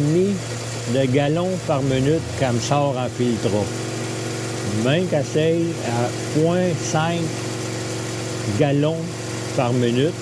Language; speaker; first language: French; native; French